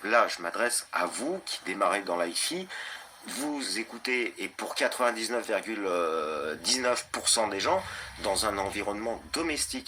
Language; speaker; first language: French; native; French